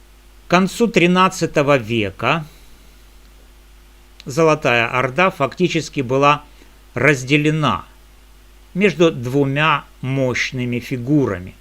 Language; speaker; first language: Russian; native; Russian